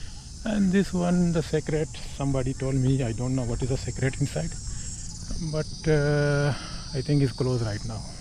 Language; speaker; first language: English; non-native, learner; Urdu